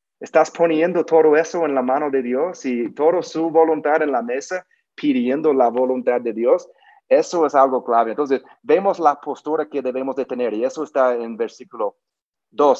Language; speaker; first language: Spanish; non-native, learner; English